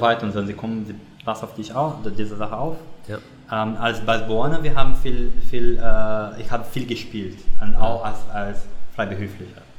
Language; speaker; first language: German; non-native, learner; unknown